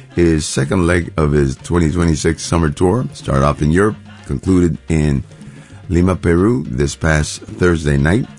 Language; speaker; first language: English; non-native, local second language; Spanish